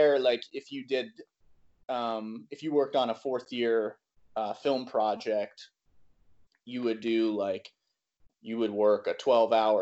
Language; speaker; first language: English; native; English